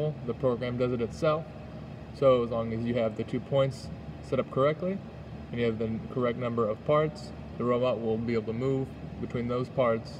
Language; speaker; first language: English; native; English